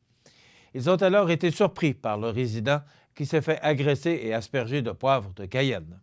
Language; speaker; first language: French; native; French